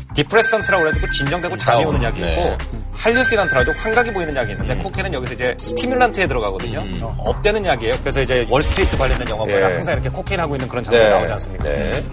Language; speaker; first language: Korean; non-native, fluent; Spanish